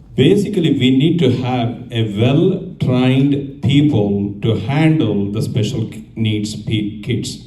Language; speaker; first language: English; non-native, local second language; Telugu